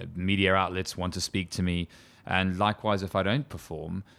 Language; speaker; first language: English; native; English